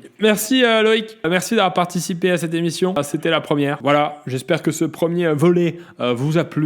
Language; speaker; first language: French; native; French